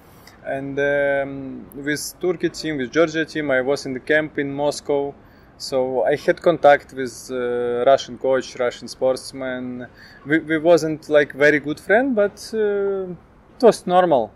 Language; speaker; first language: English; non-native, learner; Ukrainian